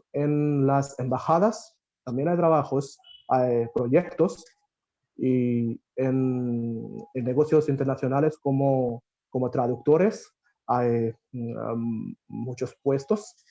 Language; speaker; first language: Spanish; non-native, fluent; Bangla